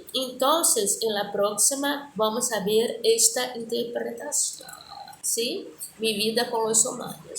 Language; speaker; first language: Spanish; non-native, fluent; Portuguese